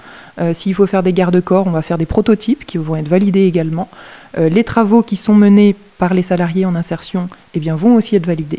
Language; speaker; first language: French; native; French